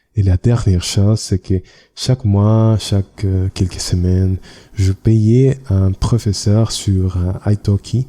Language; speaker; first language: French; non-native, learner; Spanish